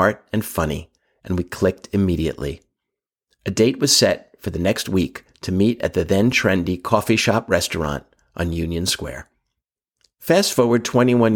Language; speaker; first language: English; native; English